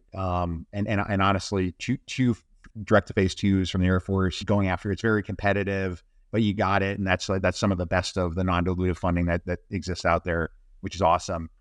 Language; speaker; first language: English; native; English